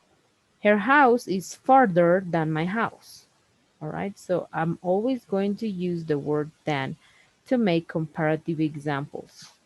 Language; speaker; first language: English; non-native, fluent; Spanish